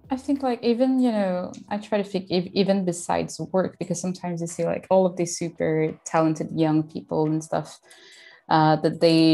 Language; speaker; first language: English; non-native, fluent; Portuguese